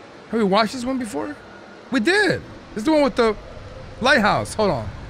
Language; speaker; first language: English; native; English